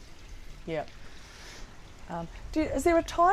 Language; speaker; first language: English; native; English